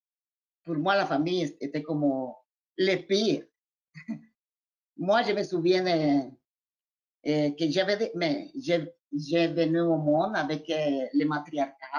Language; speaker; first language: French; non-native, fluent; Spanish